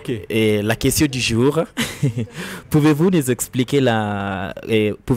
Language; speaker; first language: French; non-native, learner; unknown